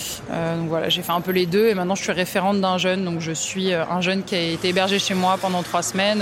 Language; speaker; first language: French; native; French